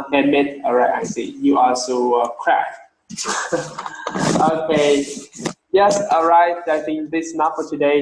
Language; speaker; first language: English; non-native, learner; Vietnamese